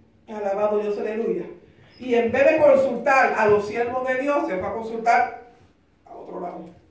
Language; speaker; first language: Spanish; early bilingual, heritage; Spanish